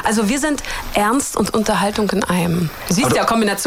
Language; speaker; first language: German; native; German